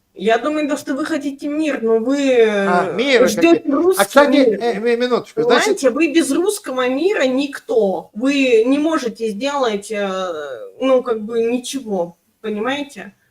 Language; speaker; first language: Russian; native; Russian